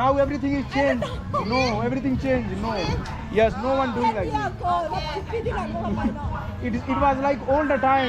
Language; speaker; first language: English; non-native, learner; Hindi